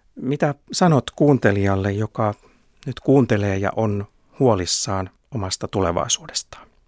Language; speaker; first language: Finnish; native; Finnish